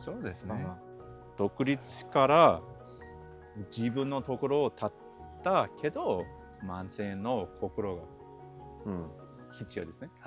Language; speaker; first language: Japanese; non-native, learner; English